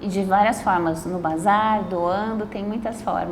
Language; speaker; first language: Portuguese; native; Portuguese